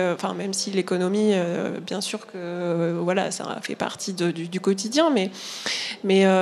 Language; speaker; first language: French; native; French